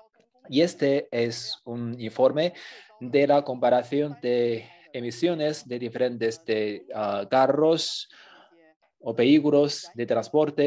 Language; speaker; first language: Spanish; non-native, fluent; Chinese